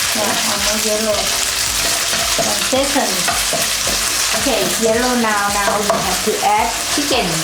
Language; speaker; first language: English; non-native, learner; Thai